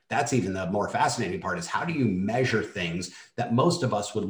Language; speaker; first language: English; native; English